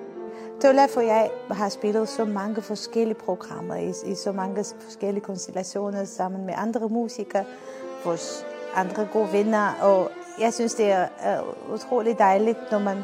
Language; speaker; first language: Danish; non-native, fluent; Armenian